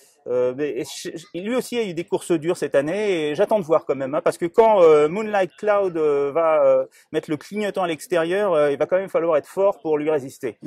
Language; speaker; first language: French; native; French